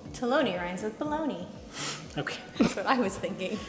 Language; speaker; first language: English; native; English